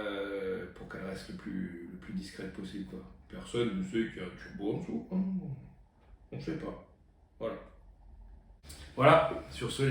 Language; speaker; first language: French; native; French